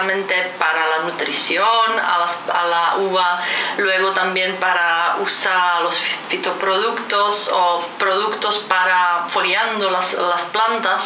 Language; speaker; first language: Spanish; non-native, fluent; Czech